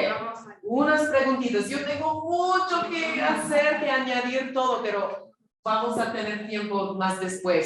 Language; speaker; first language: Spanish; non-native, fluent; English